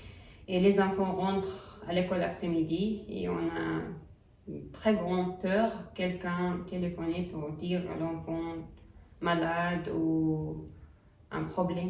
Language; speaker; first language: French; non-native, learner; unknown